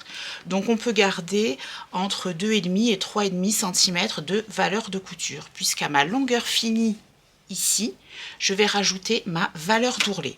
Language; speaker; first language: French; native; French